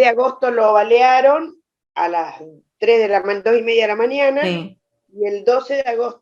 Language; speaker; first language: Spanish; native; Spanish